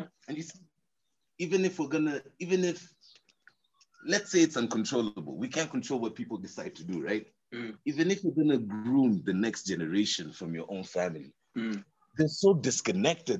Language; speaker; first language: English; non-native, local second language; Swahili